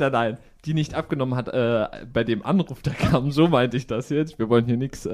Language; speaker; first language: German; native; German